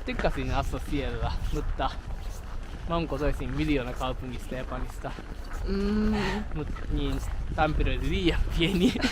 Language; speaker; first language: Finnish; non-native, learner; Japanese